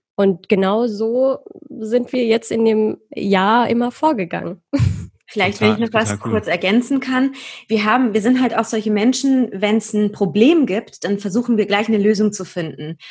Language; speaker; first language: German; early bilingual, other home language; Persian